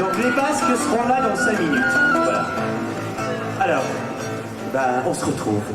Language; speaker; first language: French; native; French